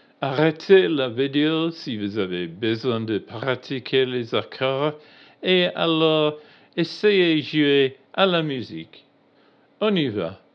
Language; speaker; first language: French; non-native, learner; English